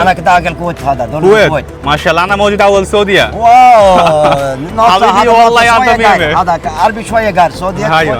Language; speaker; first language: Arabic; non-native, learner; Bangla